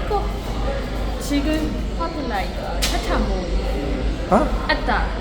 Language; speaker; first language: Korean; non-native, learner; Burmese